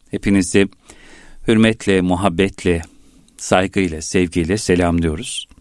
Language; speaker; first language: Turkish; native; Turkish